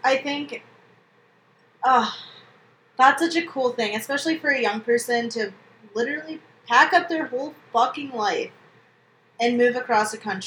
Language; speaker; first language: English; native; English